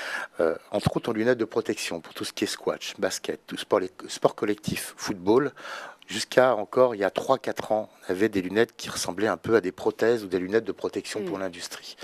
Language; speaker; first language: French; native; French